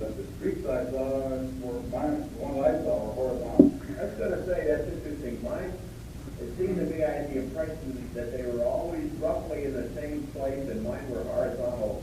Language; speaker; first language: English; native; English